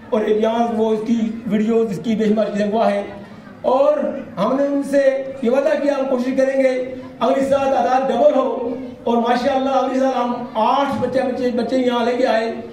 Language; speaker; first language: Urdu; non-native, local second language; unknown